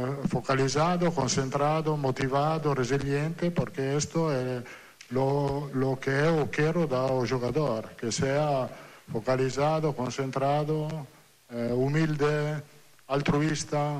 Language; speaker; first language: Portuguese; non-native, learner; Italian